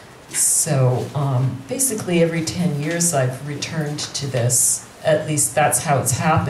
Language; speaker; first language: English; native; English